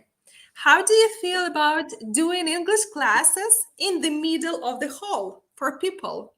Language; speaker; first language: English; non-native, fluent; Ukrainian